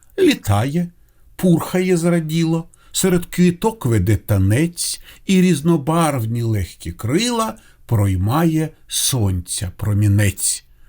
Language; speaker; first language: Ukrainian; non-native, local second language; Russian